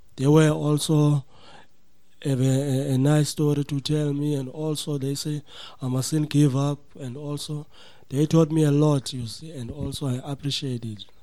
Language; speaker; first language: English; non-native, local second language; Xhosa